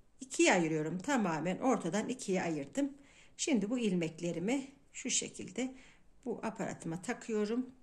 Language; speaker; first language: Turkish; native; Turkish